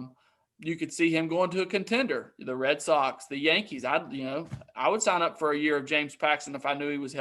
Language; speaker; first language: English; native; English